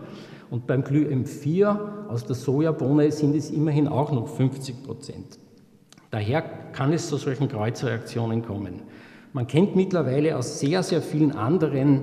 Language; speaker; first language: German; native; German